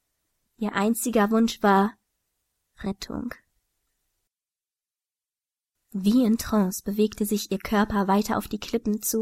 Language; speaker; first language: German; native; German